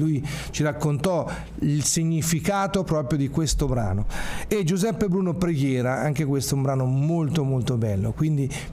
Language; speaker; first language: Italian; native; Italian